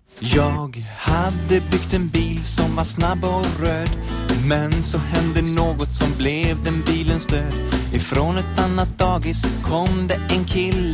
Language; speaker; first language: Swedish; native; Swedish